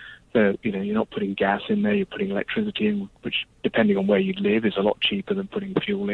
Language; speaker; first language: English; native; English